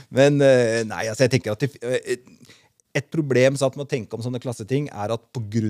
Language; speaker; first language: Norwegian; native; Norwegian